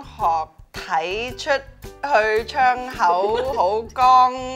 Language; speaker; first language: English; native; English